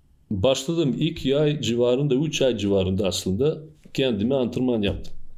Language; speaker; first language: Turkish; non-native, fluent; Bosnian